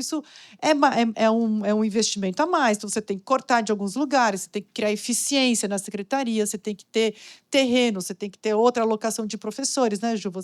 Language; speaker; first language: Portuguese; native; Portuguese